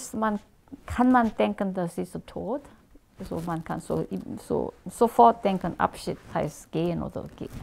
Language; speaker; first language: German; non-native, fluent; Korean